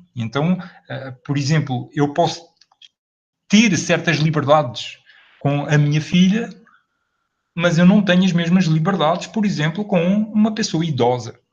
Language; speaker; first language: Portuguese; native; Portuguese